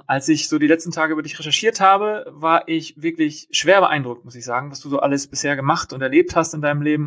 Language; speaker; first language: German; native; German